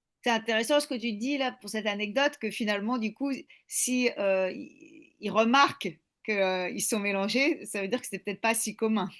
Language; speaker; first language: French; native; French